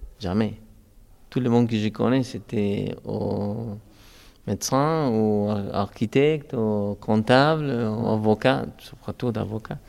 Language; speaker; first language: French; non-native, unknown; Spanish